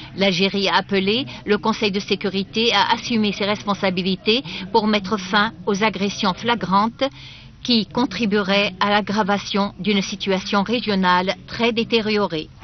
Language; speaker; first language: French; non-native, fluent; Arabic